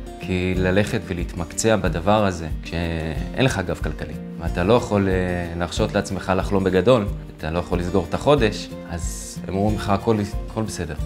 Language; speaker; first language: Hebrew; early bilingual, other home language; Russian